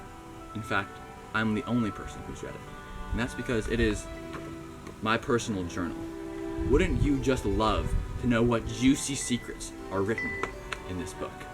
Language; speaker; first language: English; native; English